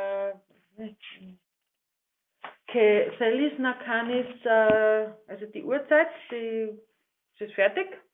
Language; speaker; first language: Greek; non-native, learner; German